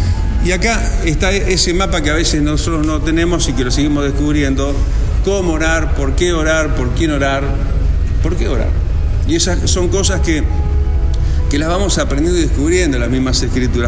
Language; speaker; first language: Spanish; native; Spanish